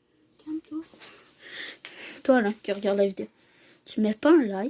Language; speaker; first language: French; native; French